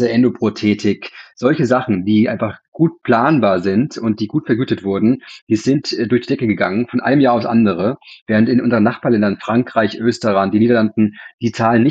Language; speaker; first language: German; native; German